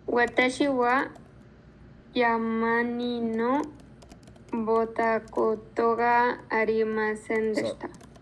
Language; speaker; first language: Japanese; non-native, learner; Spanish